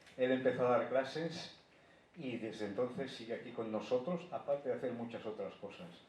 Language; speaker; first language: Spanish; native; Spanish